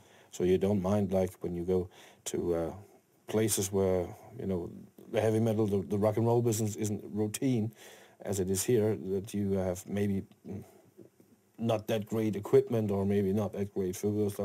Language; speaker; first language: English; non-native, fluent; German